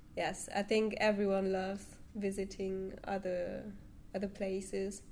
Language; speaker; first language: English; non-native, fluent; German